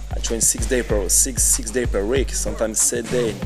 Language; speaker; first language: English; non-native, fluent; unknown